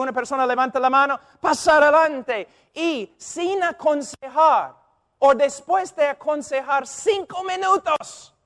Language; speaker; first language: Spanish; non-native, fluent; English